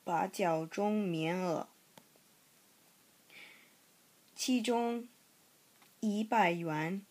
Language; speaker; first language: Chinese; non-native, learner; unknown